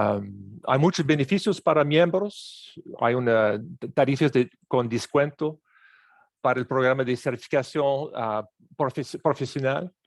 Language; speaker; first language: Spanish; non-native, fluent; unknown